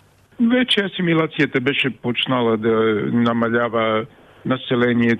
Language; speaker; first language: Bulgarian; early bilingual, heritage; Bulgarian